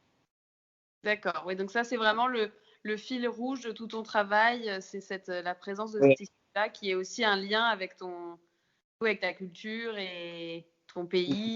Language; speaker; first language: French; native; French